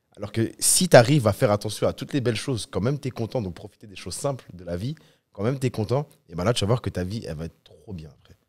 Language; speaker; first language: French; native; French